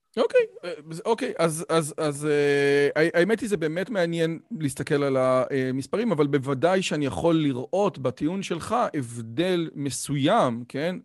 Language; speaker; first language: Hebrew; native; Hebrew